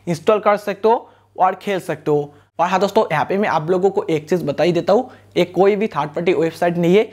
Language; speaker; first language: Hindi; non-native, local second language; Bangla